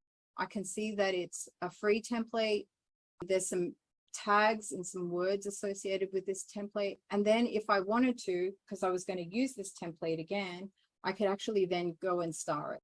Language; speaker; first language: English; native; English